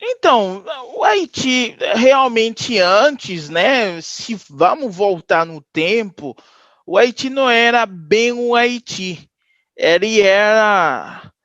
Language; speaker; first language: Portuguese; non-native, fluent; Haitian Creole